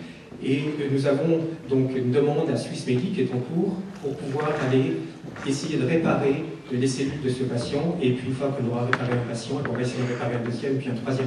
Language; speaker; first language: French; native; French